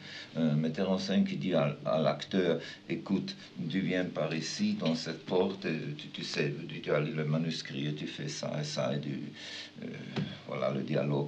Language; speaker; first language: French; non-native, fluent; German